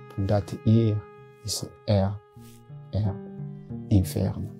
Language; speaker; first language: Dutch; non-native, learner; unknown